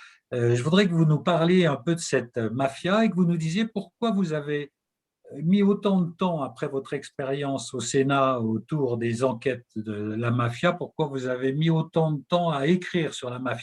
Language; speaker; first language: French; native; French